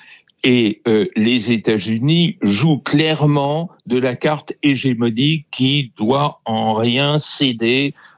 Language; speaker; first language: French; native; French